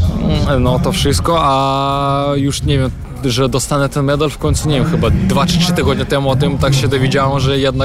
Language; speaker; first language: Polish; non-native, learner; Russian